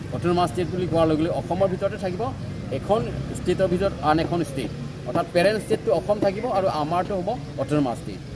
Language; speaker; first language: Assamese; non-native, local second language; Karbi